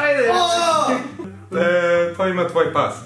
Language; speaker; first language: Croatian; early bilingual, heritage; Croatian